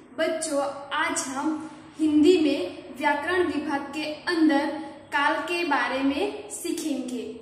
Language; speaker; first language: Hindi; non-native, local second language; Gujarati